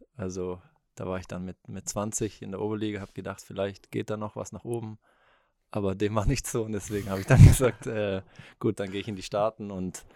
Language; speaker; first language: German; native; German